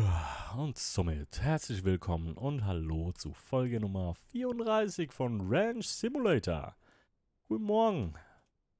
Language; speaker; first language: German; native; German